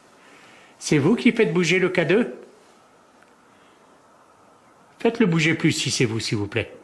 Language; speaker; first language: French; native; French